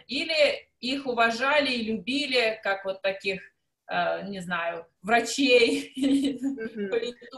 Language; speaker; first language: Russian; native; Russian